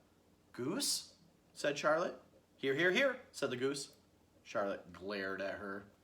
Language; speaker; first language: English; native; English